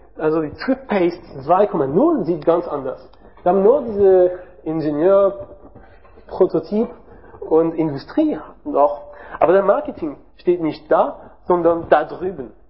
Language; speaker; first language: German; non-native, learner; French